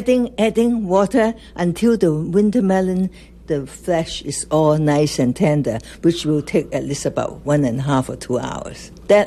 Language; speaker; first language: English; non-native, local second language; Cantonese